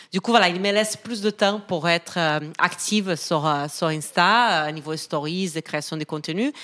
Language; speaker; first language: French; non-native, fluent; Portuguese